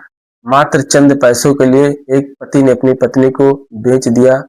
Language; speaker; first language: Hindi; native; Hindi